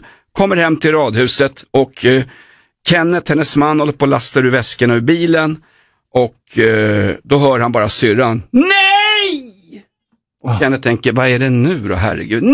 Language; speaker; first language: Swedish; native; Swedish